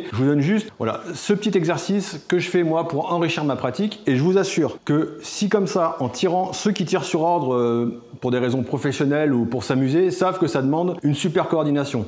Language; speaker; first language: French; native; French